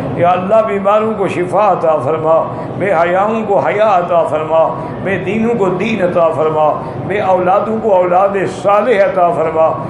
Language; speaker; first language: Urdu; native; Urdu